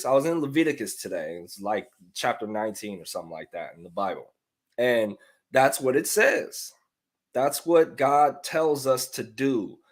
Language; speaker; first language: English; native; English